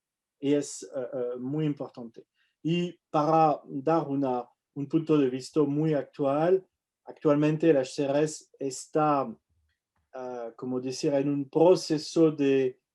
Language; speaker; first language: Spanish; non-native, fluent; French